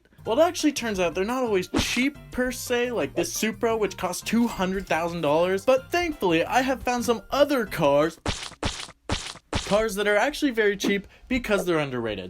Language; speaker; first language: English; native; English